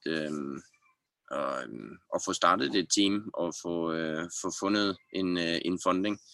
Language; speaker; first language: Danish; native; Danish